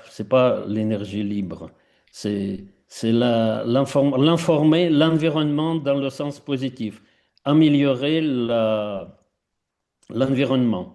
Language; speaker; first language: French; non-native, fluent; Russian